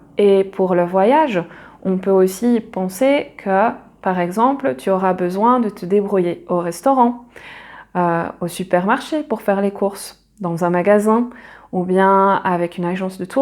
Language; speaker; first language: French; native; French